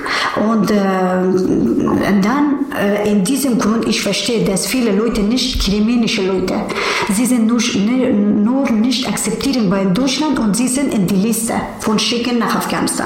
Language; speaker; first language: German; non-native, learner; Persian